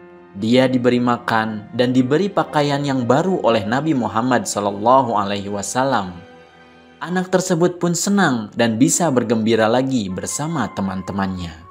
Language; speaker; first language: Indonesian; native; Indonesian